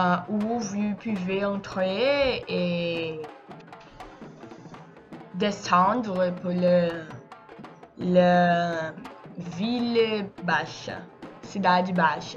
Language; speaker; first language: French; non-native, learner; Portuguese